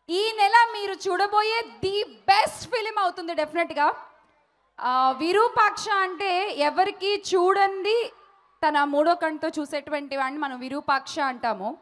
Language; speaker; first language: Telugu; native; Telugu